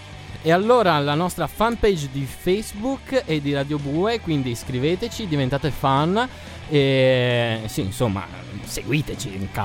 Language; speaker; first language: Italian; native; Italian